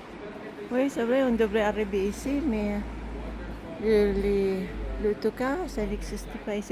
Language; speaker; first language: French; non-native, learner; Filipino